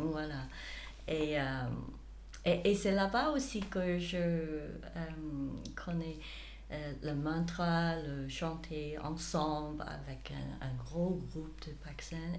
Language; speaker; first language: French; non-native, fluent; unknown